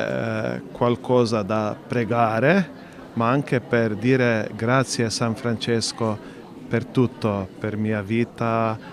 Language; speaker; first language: Italian; non-native, learner; Slovenian